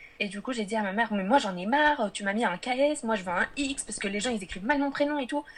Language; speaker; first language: French; early bilingual, other home language; Polish